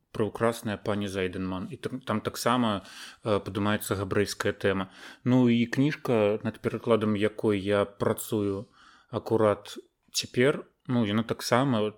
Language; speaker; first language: Belarusian; native; Belarusian